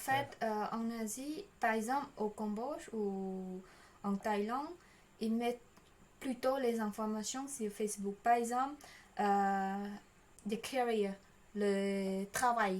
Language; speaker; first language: French; non-native, learner; Khmer